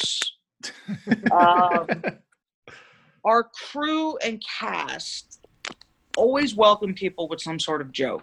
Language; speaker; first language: English; native; English